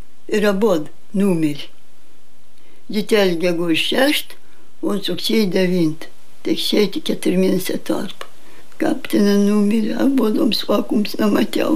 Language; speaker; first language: Lithuanian; native; Lithuanian